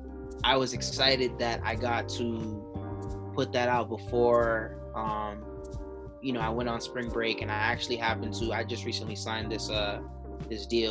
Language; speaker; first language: English; native; English